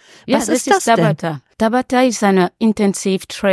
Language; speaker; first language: German; non-native, learner; French